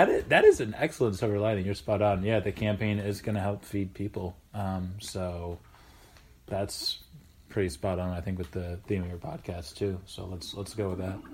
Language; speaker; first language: English; native; English